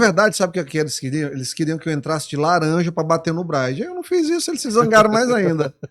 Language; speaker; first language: Portuguese; native; Portuguese